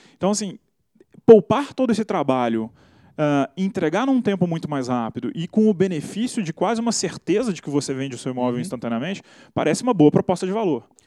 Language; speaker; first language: Portuguese; native; Portuguese